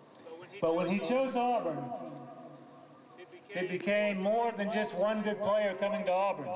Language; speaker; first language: English; native; English